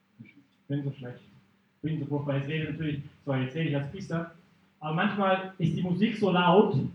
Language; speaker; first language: German; non-native, fluent; English